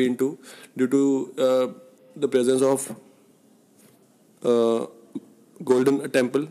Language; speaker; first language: English; non-native, local second language; Punjabi